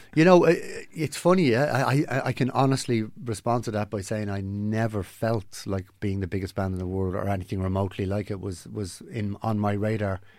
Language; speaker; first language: English; native; English